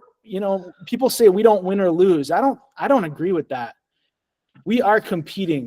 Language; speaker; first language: English; native; English